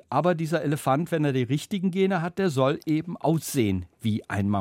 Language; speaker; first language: German; native; German